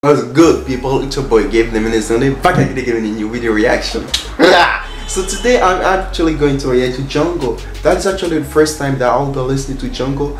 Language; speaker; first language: English; early bilingual, other home language; French